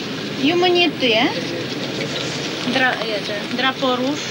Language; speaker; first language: Russian; native; Russian